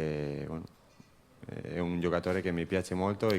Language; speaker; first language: Italian; non-native, learner; Spanish